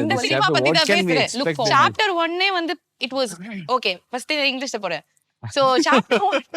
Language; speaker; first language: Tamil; native; Tamil